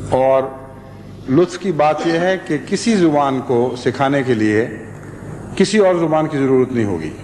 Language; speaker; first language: Urdu; native; Urdu